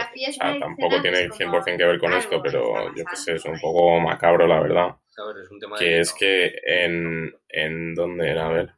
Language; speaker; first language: Spanish; native; Spanish